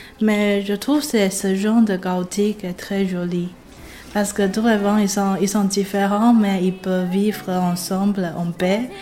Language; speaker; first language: French; non-native, fluent; Chinese